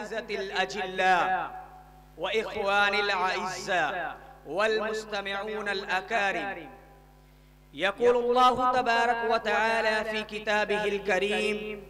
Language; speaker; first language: Arabic; non-native, learner; Urdu